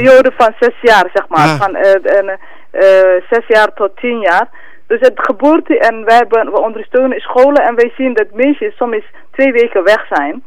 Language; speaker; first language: Dutch; non-native, fluent; Somali